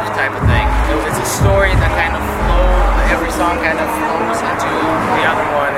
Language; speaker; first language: English; non-native, fluent; Russian